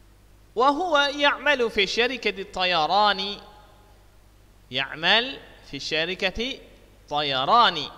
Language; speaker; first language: Arabic; non-native, fluent; Indonesian